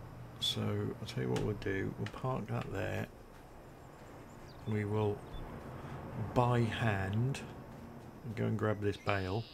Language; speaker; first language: English; native; English